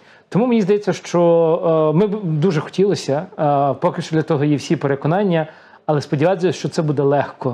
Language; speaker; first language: Ukrainian; native; Ukrainian